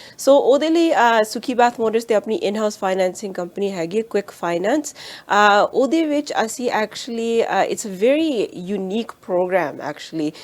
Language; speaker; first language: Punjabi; early bilingual, heritage; Punjabi